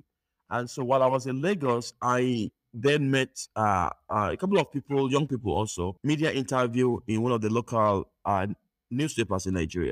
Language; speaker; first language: English; non-native, local second language; Yoruba